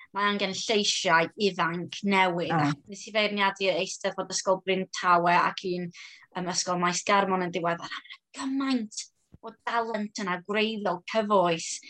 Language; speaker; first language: Welsh; non-native, local second language; English